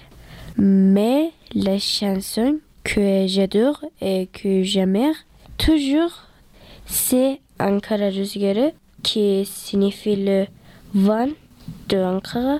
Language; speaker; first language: French; early bilingual, other home language; Turkish